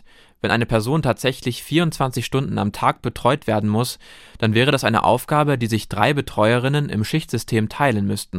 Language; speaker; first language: German; native; German